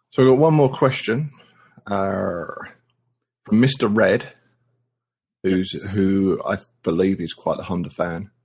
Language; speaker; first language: English; native; English